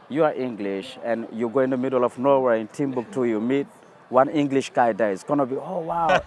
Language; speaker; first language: English; non-native, fluent; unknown